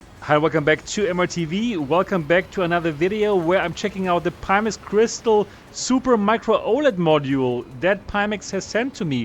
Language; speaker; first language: English; non-native, fluent; German